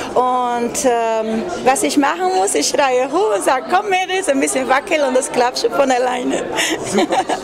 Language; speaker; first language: German; non-native, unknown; Portuguese